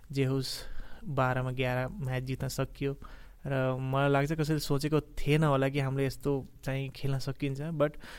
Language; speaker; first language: Nepali; early bilingual, heritage; Nepali